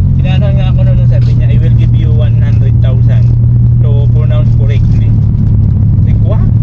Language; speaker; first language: Filipino; non-native, local second language; Bikol